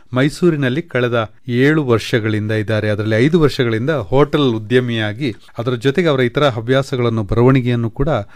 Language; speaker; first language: Kannada; native; Kannada